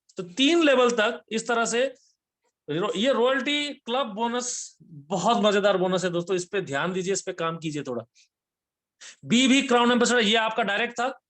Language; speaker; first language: Hindi; non-native, local second language; Nepali